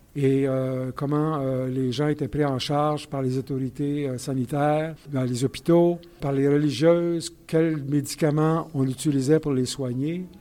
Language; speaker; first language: French; native; French